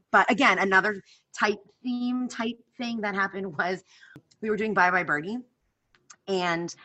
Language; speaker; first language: English; native; English